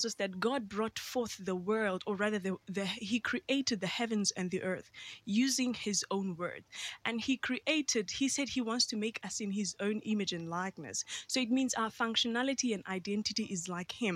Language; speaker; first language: English; non-native, local second language; Xhosa